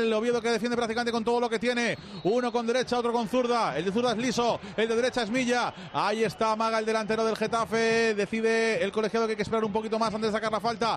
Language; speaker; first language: Spanish; native; Spanish